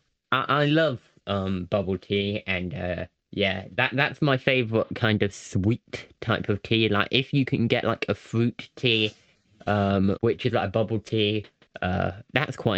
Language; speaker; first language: English; native; English